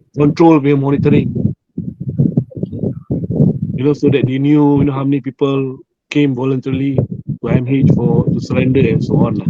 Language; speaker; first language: English; non-native, local second language; Malay